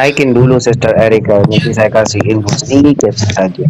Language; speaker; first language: Indonesian; non-native, learner; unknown